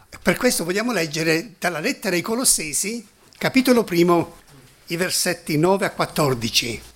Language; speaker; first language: Italian; non-native, fluent; German